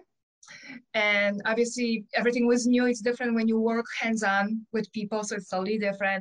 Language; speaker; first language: English; non-native, fluent; Polish